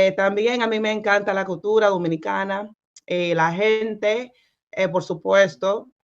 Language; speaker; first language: Spanish; non-native, fluent; English